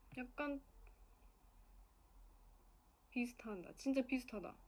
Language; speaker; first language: Korean; non-native, fluent; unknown